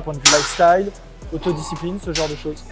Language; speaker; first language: French; native; French